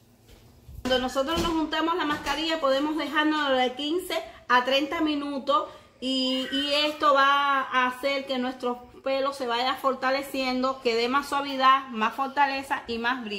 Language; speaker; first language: Spanish; native; Spanish